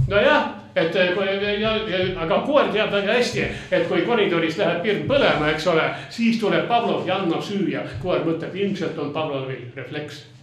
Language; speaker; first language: Estonian; non-native, local second language; Russian